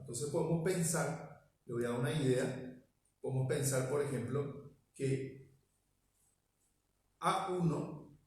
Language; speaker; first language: Spanish; native; Spanish